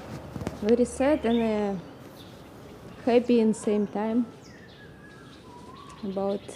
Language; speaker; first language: English; non-native, learner; Russian